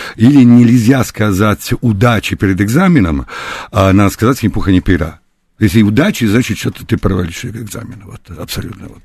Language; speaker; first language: Russian; non-native, fluent; Italian